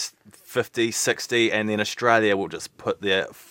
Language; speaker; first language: English; native; English